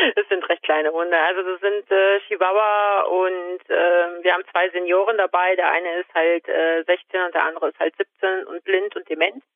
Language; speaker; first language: German; native; German